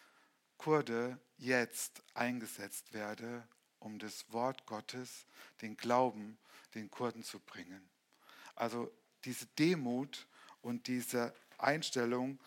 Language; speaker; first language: German; native; German